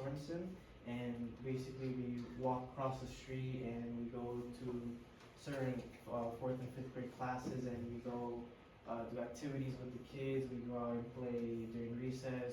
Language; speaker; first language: English; early bilingual, other home language; Spanish